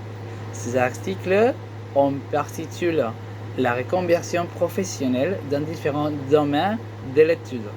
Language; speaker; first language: French; non-native, learner; Spanish